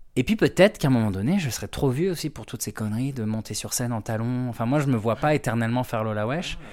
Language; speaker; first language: French; native; French